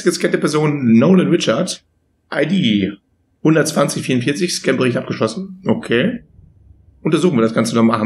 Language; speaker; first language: German; native; German